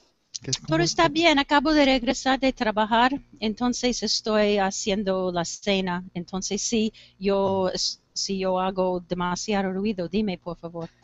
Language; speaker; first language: Spanish; non-native, learner; English